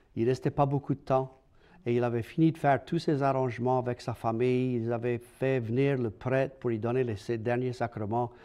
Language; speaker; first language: French; native; French